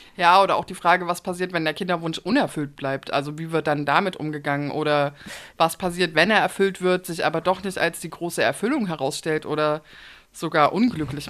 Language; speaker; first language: German; native; German